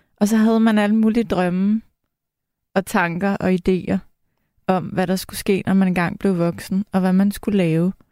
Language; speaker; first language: Danish; native; Danish